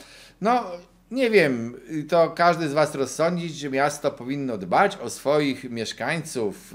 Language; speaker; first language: Polish; native; Polish